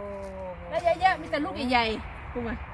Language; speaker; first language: German; non-native, learner; Thai